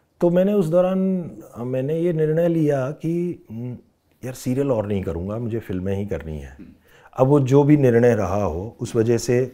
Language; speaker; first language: Hindi; non-native, local second language; Rajasthani